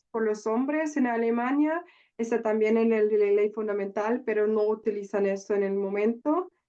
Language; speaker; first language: Spanish; non-native, learner; German